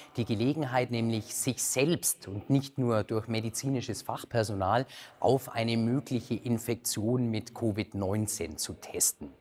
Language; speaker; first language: German; native; German